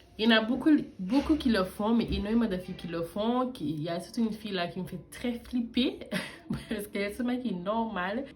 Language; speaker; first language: French; early bilingual, other home language; English